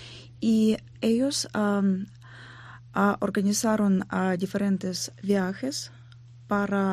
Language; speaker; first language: Spanish; non-native, learner; Ukrainian